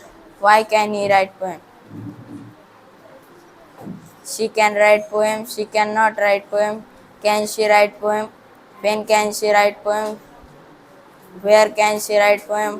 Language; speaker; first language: English; non-native, learner; Marathi